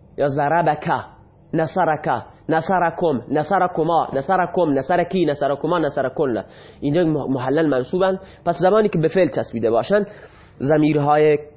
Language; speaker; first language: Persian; non-native, local second language; Baluchi